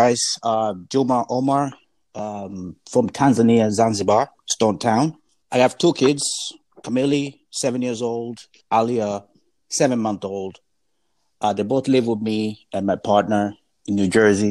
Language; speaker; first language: English; non-native, local second language; Swahili